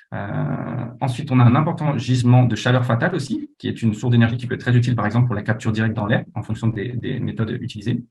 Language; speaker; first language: French; native; French